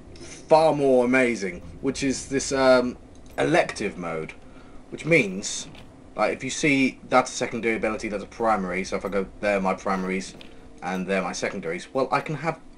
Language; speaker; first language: English; native; English